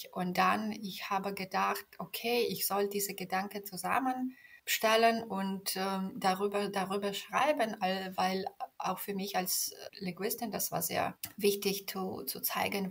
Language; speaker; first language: German; non-native, fluent; Belarusian